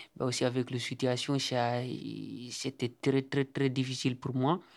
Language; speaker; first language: French; non-native, learner; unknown